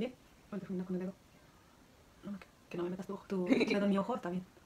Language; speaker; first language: Spanish; native; Spanish